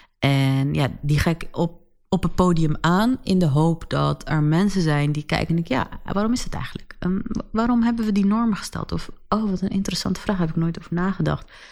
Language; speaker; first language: Dutch; early bilingual, other home language; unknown